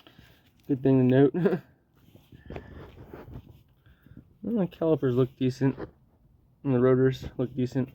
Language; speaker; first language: English; native; English